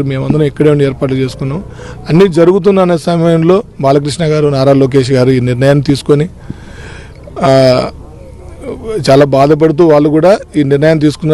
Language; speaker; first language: Telugu; native; Telugu